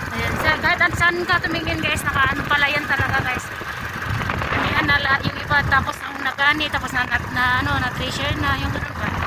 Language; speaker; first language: Filipino; non-native, local second language; Cebuano